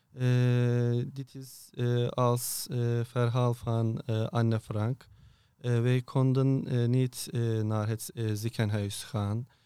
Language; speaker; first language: Dutch; non-native, learner; Turkish